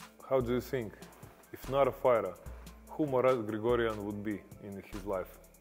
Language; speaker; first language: English; non-native, fluent; Lithuanian